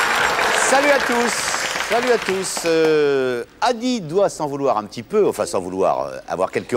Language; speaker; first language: French; native; French